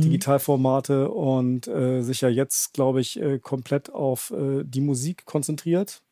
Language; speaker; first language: German; native; German